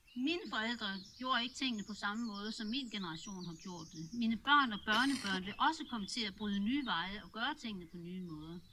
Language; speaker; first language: Danish; native; Danish